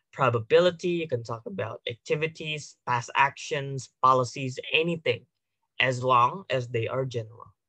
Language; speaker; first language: English; non-native, fluent; Indonesian